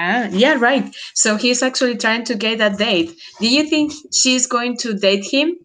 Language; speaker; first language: English; non-native, fluent; Spanish